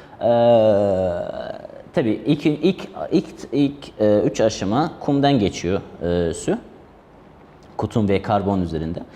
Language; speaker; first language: Turkish; non-native, fluent; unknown